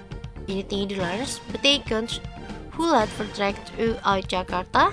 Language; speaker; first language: Dutch; non-native, learner; Indonesian